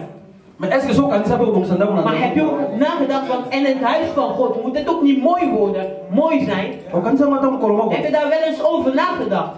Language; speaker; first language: Dutch; early bilingual, other home language; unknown